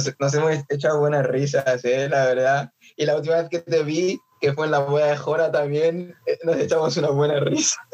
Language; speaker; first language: Spanish; early bilingual, other home language; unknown